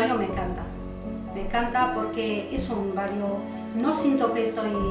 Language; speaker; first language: Spanish; non-native, local second language; Arabic